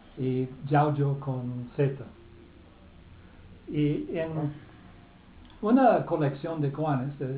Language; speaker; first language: Spanish; non-native, fluent; English